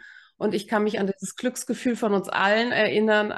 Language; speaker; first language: German; native; German